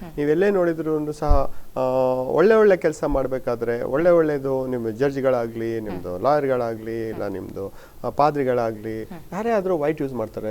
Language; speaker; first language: Kannada; native; Kannada